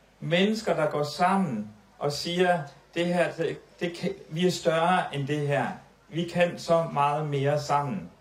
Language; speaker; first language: Danish; native; Danish